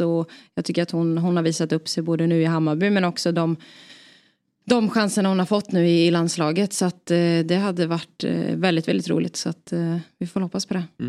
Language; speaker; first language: Swedish; native; Swedish